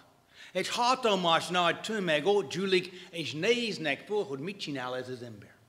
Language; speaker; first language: Hungarian; non-native, fluent; English